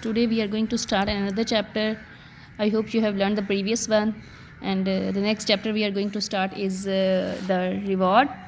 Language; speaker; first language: English; non-native, local second language; Urdu